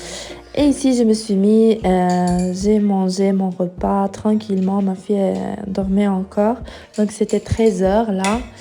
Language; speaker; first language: French; non-native, fluent; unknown